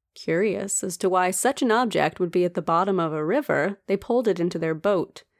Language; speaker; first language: English; native; English